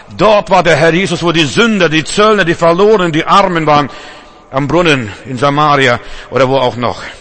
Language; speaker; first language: German; non-native, fluent; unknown